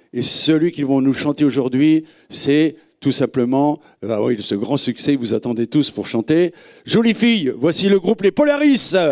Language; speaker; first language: French; native; French